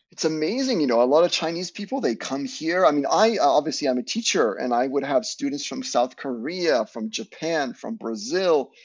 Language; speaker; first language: English; native; English